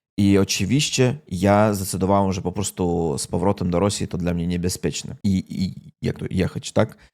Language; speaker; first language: Polish; non-native, learner; Russian